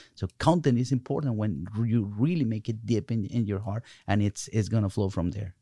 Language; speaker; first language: English; non-native, fluent; Spanish